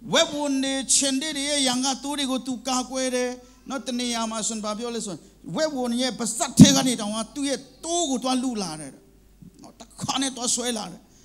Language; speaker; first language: Burmese; non-native, local second language; Kachin